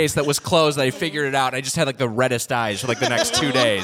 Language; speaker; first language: English; native; English